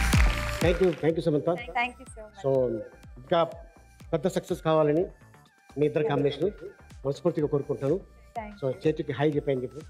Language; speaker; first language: Telugu; native; Telugu